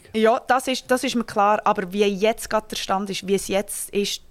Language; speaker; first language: German; native; German